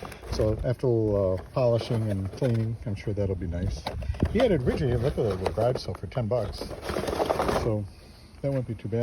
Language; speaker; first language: English; native; English